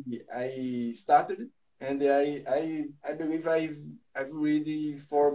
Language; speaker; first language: English; non-native, learner; Portuguese